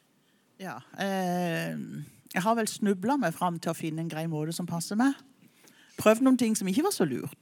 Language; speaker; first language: Norwegian; native; Norwegian